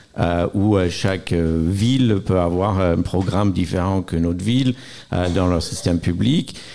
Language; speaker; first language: French; non-native, fluent; English